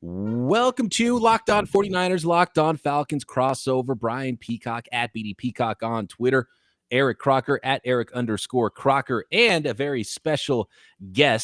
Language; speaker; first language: English; native; English